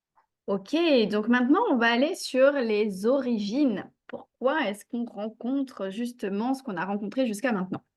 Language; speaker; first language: French; native; French